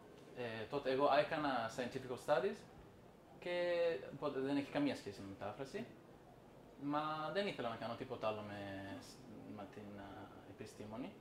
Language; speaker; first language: Greek; non-native, fluent; Italian